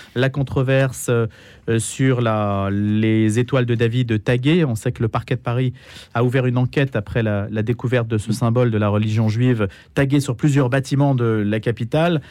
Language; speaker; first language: French; native; French